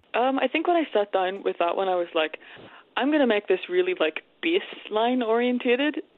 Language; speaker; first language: English; native; English